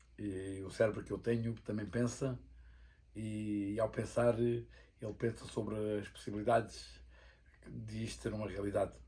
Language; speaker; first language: Portuguese; native; Portuguese